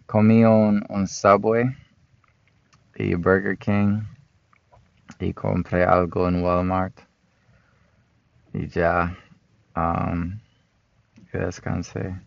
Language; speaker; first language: Spanish; non-native, fluent; English